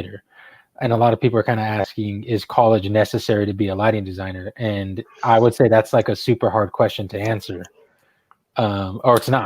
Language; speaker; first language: English; native; English